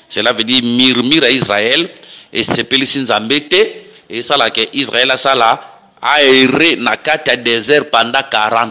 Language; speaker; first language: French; non-native, local second language; Lingala